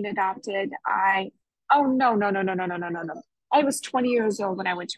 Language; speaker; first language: English; native; English